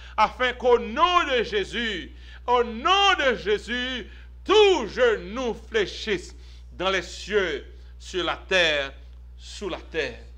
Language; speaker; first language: French; native; French